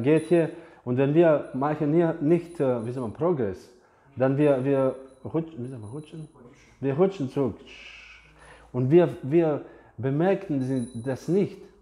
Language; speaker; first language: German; non-native, fluent; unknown